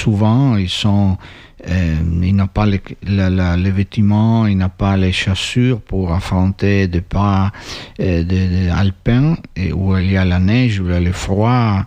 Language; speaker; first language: French; non-native, fluent; Italian